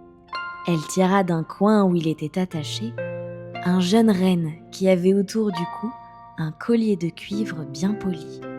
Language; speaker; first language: French; native; French